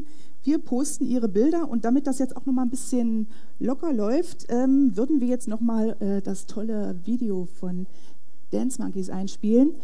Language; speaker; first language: German; native; German